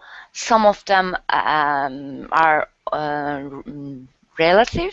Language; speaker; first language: English; non-native, learner; Turkish